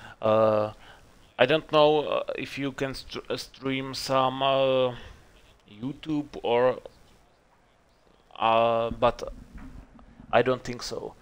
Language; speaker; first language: English; non-native, learner; Czech